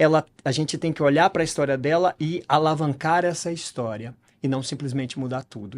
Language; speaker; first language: Portuguese; native; Portuguese